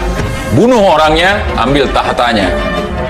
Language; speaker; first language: Indonesian; native; Indonesian